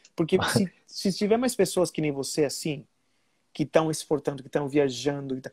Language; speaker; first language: Portuguese; non-native, fluent; Spanish